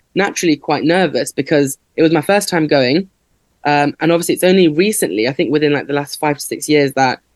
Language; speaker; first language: English; native; English